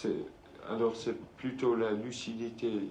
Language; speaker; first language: French; non-native, fluent; Dutch